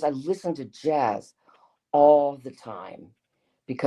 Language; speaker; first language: English; native; English